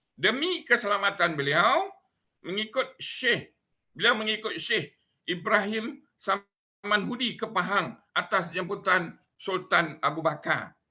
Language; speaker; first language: Malay; native; Malay